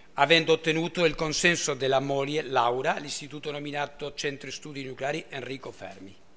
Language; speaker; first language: Italian; early bilingual, heritage; Italian